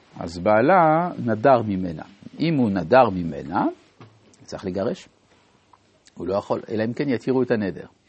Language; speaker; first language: Hebrew; non-native, fluent; French